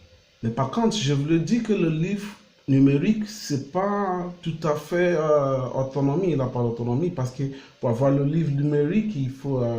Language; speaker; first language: French; non-native, learner; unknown